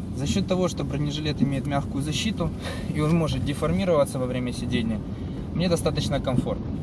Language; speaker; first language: Russian; native; Russian